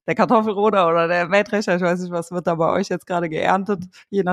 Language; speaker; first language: German; native; German